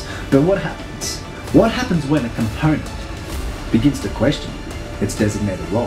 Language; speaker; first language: English; native; English